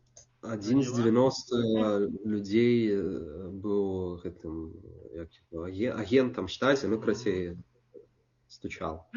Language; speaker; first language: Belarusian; non-native, local second language; Russian